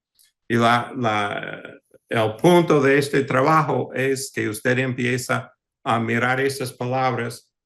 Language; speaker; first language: Spanish; early bilingual, heritage; English